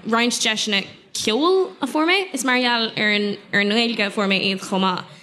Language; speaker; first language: Irish; non-native, local second language; English